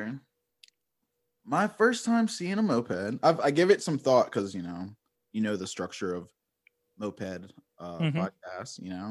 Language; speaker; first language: English; native; English